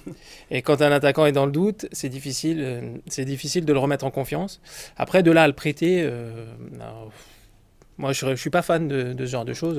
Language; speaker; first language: French; native; French